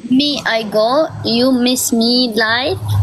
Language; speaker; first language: English; non-native, learner; Albanian